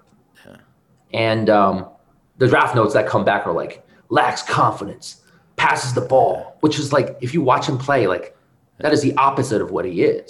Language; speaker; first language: English; native; English